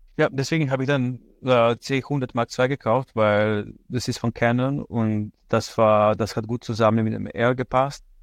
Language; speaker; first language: German; non-native, fluent; Slovenian